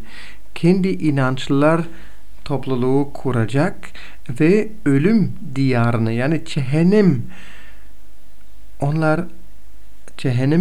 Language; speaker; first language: Turkish; non-native, fluent; Bulgarian